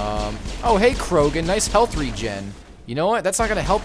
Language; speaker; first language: English; native; English